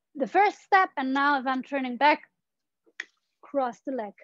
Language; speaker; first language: English; non-native, fluent; German